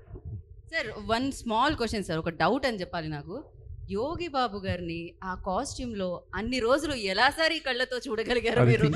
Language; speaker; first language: Telugu; native; Telugu